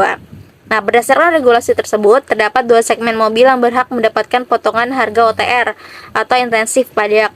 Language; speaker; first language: Indonesian; native; Indonesian